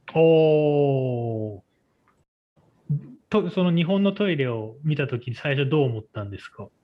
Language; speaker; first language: Japanese; native; Japanese